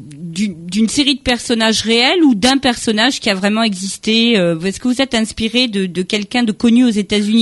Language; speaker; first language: French; native; French